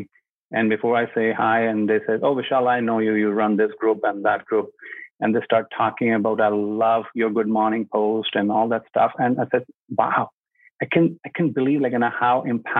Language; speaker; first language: English; non-native, local second language; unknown